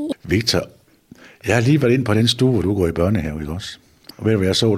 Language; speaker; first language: Danish; native; Danish